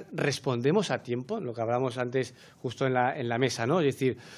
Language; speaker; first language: Spanish; native; Spanish